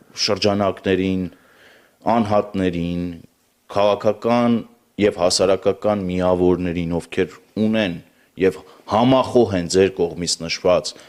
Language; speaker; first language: Armenian; native; Armenian